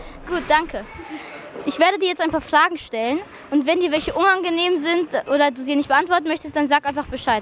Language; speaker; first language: German; native; German